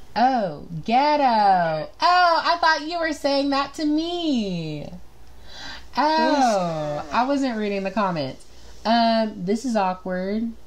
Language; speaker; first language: English; native; English